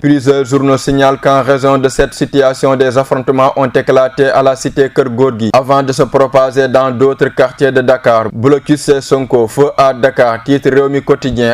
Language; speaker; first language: French; non-native, local second language; Wolof